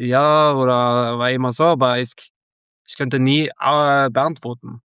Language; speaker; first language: German; non-native, learner; Norwegian